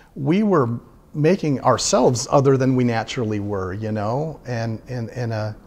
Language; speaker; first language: English; native; English